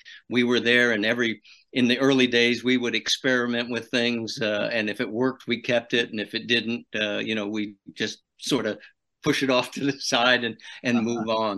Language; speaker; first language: English; native; English